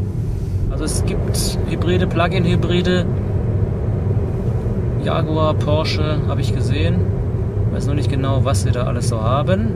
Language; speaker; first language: German; native; German